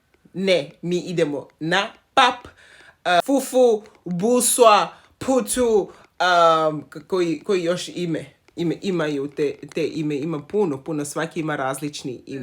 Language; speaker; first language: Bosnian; non-native, learner; Zulu